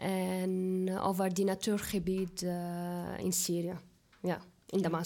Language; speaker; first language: Dutch; non-native, fluent; Arabic